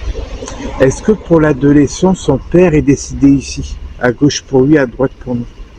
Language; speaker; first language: French; native; French